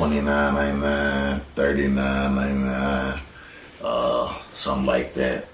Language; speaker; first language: English; native; English